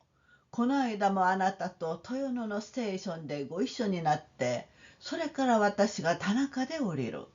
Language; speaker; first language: Japanese; non-native, fluent; Korean